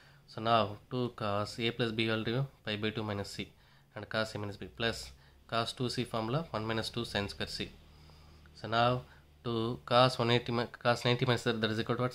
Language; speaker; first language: English; non-native, local second language; Tamil